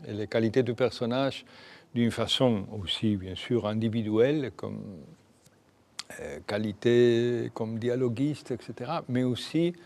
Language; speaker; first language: French; non-native, fluent; Spanish